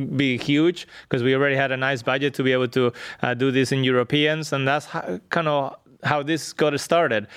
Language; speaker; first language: English; non-native, fluent; Spanish